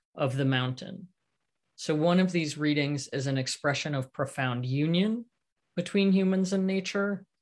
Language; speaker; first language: English; native; English